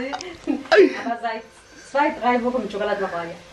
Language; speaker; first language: German; non-native, learner; Kurdish